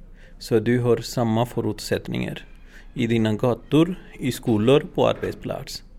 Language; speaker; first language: Swedish; non-native, learner; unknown